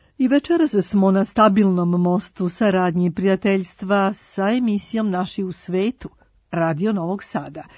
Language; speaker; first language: Serbian; native; Serbian